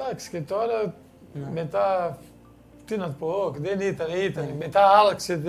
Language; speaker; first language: Greek; non-native, fluent; Portuguese